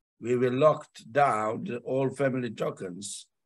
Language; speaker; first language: English; non-native, fluent; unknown